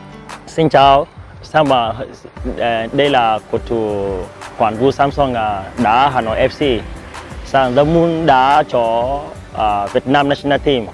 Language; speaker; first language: Vietnamese; non-native, learner; Portuguese